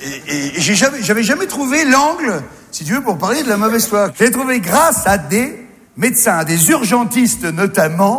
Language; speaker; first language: French; native; French